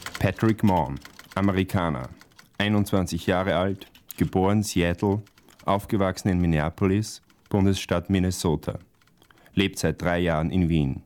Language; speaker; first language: German; native; German